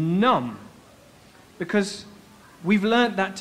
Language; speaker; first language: English; native; English